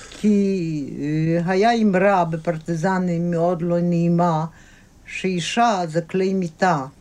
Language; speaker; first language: Hebrew; non-native, fluent; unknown